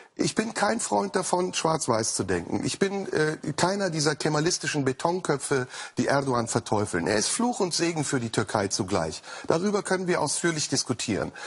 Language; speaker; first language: German; early bilingual, other home language; Turkish